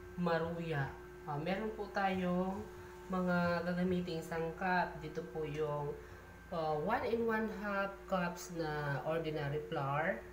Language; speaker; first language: Filipino; non-native, local second language; Bikol